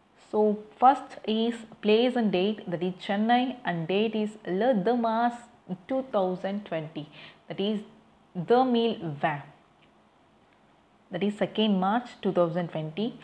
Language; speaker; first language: English; non-native, local second language; Tamil